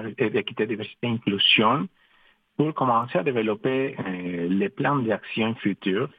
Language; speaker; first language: French; non-native, fluent; Spanish